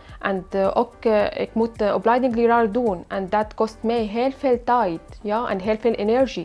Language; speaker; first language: Dutch; non-native, learner; Arabic